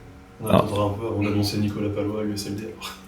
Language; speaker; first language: French; native; French